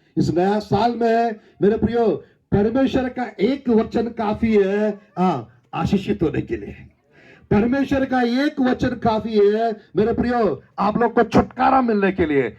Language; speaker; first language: Hindi; non-native, local second language; Telugu